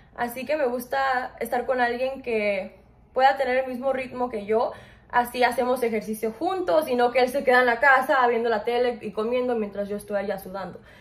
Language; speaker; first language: Spanish; early bilingual, heritage; Spanish